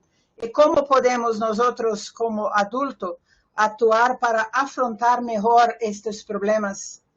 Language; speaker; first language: Spanish; non-native, fluent; Portuguese